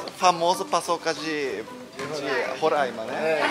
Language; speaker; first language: Portuguese; non-native, learner; Japanese